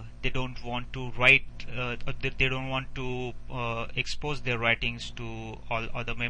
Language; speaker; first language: English; non-native, learner; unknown